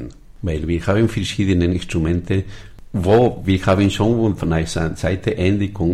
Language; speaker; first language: German; non-native, learner; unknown